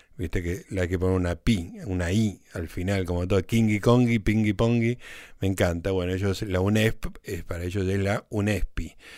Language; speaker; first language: Spanish; native; Spanish